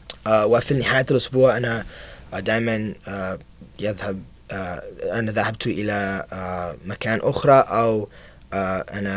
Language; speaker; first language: Arabic; non-native, learner; English